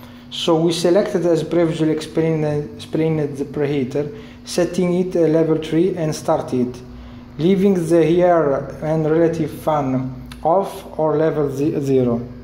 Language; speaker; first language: English; non-native, learner; Italian